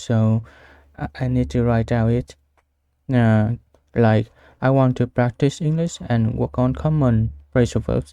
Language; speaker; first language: English; non-native, learner; Vietnamese